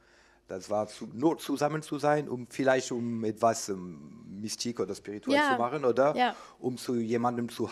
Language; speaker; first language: German; non-native, learner; French